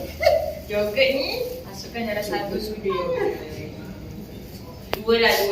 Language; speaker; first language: Malay; native; Malay